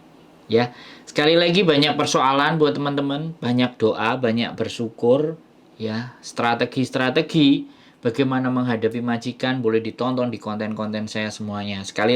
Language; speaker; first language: Indonesian; non-native, local second language; Javanese